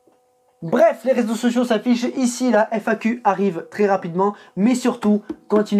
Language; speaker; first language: French; native; French